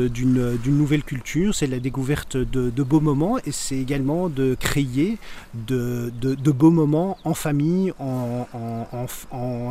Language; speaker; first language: French; native; French